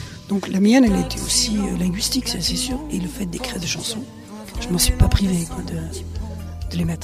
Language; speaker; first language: French; early bilingual, other home language; Spanish